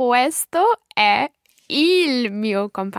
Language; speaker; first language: Italian; non-native, learner; English